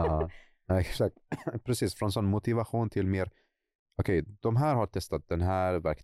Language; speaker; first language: Swedish; non-native, fluent; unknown